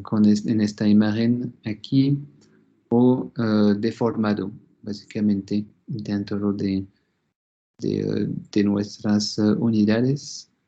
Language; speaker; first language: Spanish; non-native, fluent; French